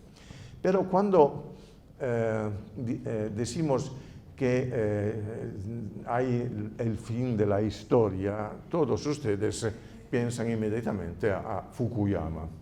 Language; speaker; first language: Spanish; non-native, fluent; Italian